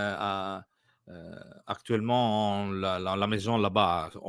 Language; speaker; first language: French; non-native, learner; Italian